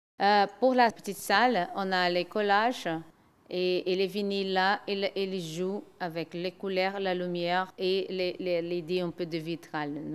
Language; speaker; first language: French; non-native, learner; Portuguese